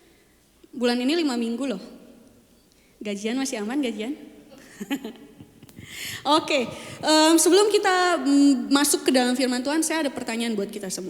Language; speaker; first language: Indonesian; native; Indonesian